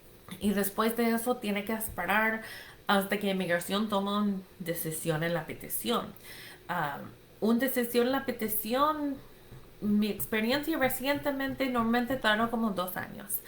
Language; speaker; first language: Spanish; non-native, fluent; English